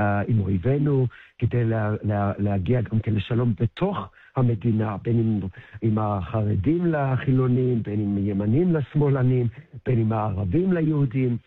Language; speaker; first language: Hebrew; early bilingual, heritage; English